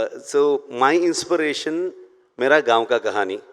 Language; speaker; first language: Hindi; non-native, local second language; Kannada